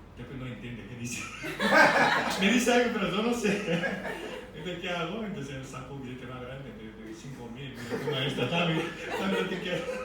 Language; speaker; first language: Spanish; non-native, fluent; Korean